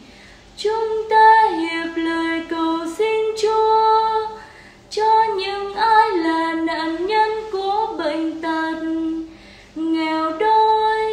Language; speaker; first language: Vietnamese; native; Vietnamese